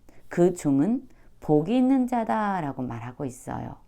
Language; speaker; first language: Korean; native; Korean